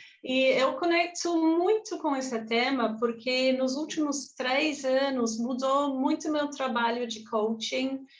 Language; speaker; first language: Portuguese; non-native, fluent; English